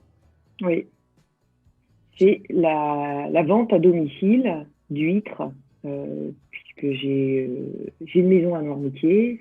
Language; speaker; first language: French; native; French